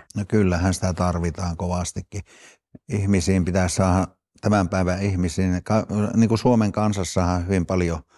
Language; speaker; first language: Finnish; native; Finnish